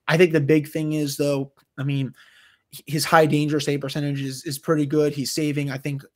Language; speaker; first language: English; native; English